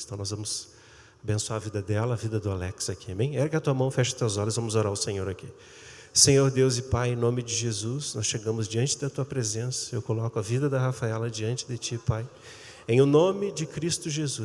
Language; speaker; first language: Portuguese; native; Portuguese